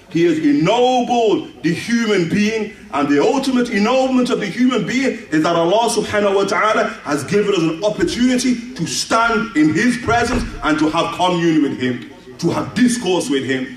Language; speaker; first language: English; native; English